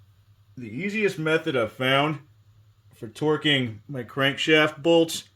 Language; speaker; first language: English; native; English